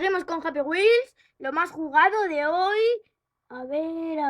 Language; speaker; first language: Spanish; native; Spanish